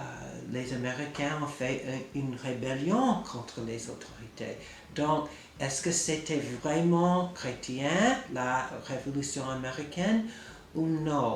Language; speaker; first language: French; non-native, fluent; English